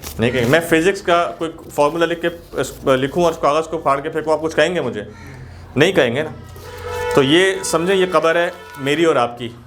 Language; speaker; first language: Urdu; native; Urdu